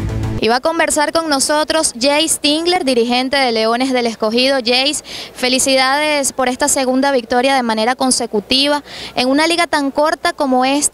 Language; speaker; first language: Spanish; native; Spanish